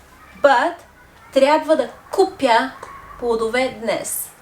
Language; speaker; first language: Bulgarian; non-native, fluent; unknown